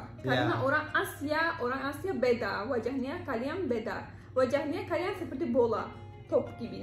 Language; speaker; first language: Indonesian; non-native, learner; Turkish